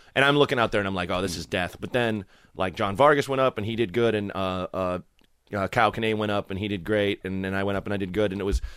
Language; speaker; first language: English; native; English